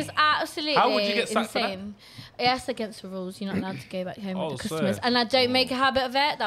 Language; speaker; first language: English; native; English